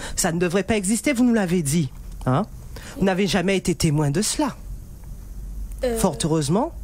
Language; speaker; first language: French; native; French